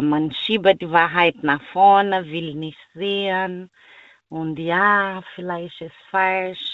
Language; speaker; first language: German; non-native, learner; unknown